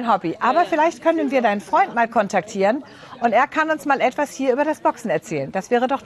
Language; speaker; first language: German; native; German